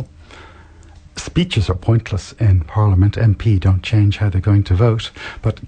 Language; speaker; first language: English; native; English